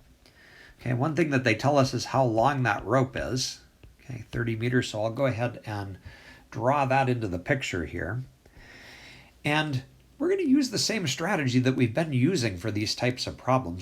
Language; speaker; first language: English; native; English